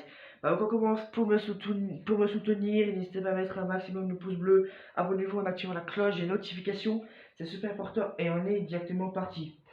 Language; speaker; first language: French; native; French